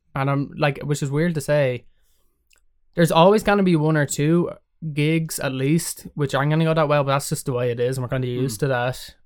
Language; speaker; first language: English; native; English